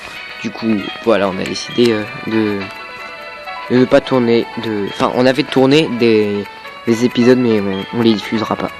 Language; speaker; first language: French; native; French